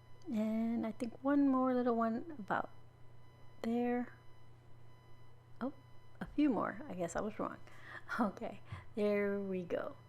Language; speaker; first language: English; native; English